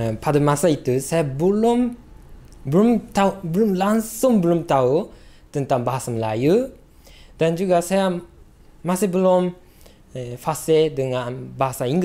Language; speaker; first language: Indonesian; non-native, learner; Japanese